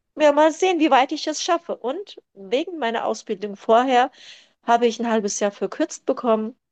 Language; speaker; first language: German; early bilingual, other home language; Turkish